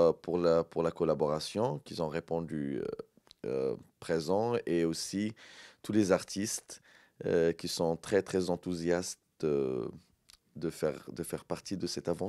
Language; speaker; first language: French; non-native, local second language; Arabic